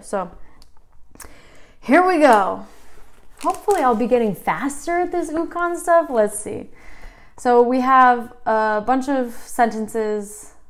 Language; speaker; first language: English; native; English